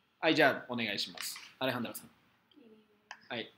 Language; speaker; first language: Japanese; non-native, fluent; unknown